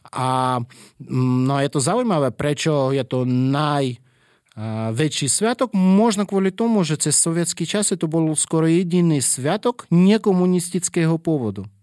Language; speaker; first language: Slovak; non-native, fluent; Russian